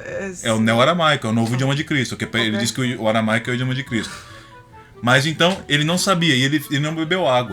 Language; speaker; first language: Portuguese; native; Portuguese